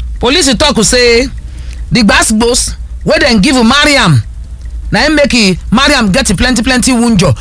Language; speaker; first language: Nigerian Pidgin; non-native, local second language; Yoruba